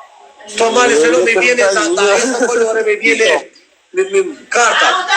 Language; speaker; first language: Italian; non-native, learner; Albanian